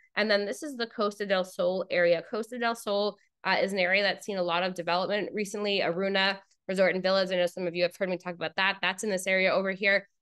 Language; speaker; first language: English; native; English